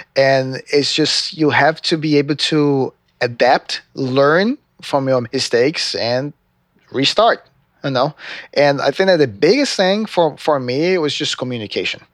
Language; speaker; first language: English; non-native, fluent; Portuguese